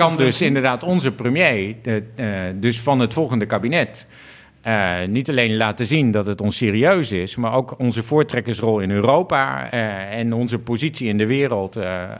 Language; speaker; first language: Dutch; native; Dutch